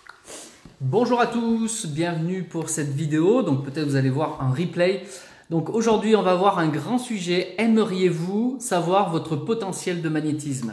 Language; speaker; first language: French; native; French